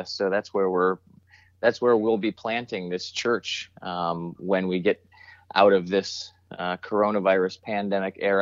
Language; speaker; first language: English; native; English